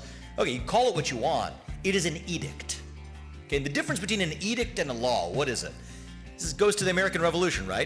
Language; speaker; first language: English; native; English